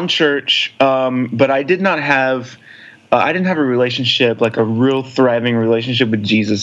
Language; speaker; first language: English; native; English